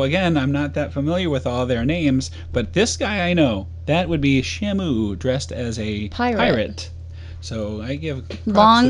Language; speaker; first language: English; native; English